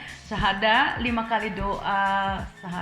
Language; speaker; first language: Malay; early bilingual, heritage; Malay